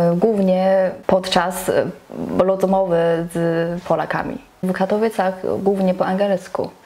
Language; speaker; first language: Polish; non-native, learner; Chinese